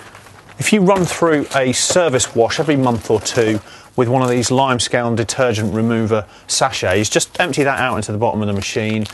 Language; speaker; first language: English; native; English